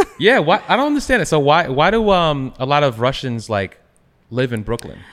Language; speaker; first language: English; native; English